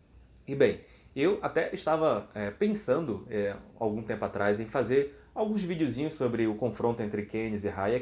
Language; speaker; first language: Portuguese; native; Portuguese